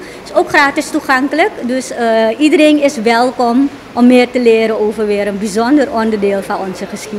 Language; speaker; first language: Dutch; native; Dutch